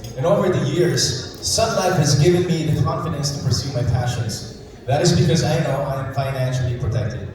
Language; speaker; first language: English; non-native, local second language; Filipino